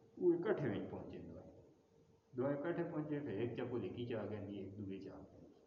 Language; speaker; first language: Urdu; non-native, local second language; Punjabi